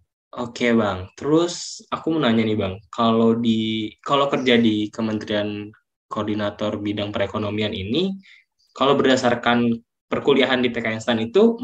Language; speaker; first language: Indonesian; native; Indonesian